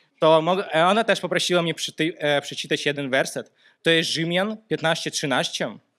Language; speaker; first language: Polish; non-native, learner; Russian